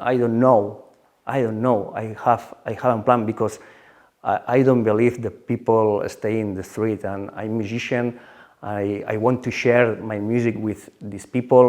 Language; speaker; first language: English; non-native, learner; Spanish